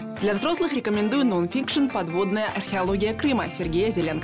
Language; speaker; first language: Russian; native; Russian